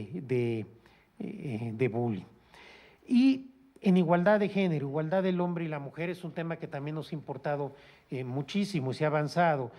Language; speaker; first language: Spanish; native; Spanish